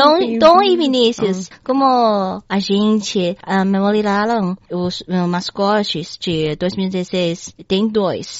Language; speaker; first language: Portuguese; non-native, learner; Chinese